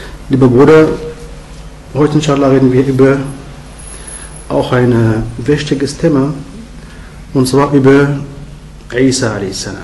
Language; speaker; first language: German; non-native, learner; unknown